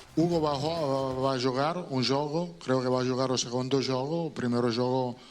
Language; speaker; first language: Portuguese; non-native, learner; Italian